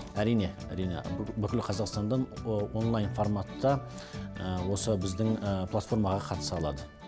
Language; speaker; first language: Kazakh; non-native, local second language; Turkish